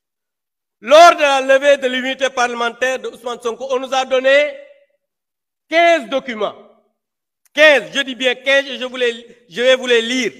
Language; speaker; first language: French; non-native, local second language; Wolof